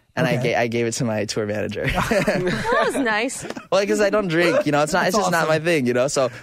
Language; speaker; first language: English; native; English